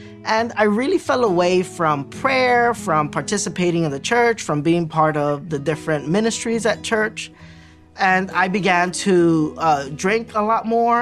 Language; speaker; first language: English; early bilingual, other home language; Spanish